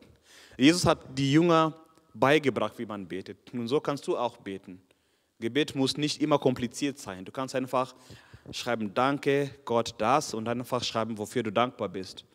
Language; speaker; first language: German; non-native, fluent; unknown